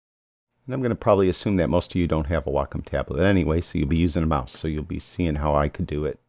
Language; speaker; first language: English; native; English